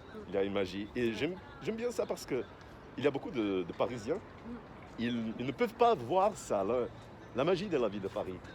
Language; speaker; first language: French; non-native, fluent; Portuguese